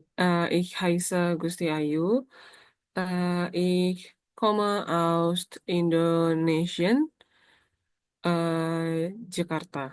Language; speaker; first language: German; non-native, learner; Indonesian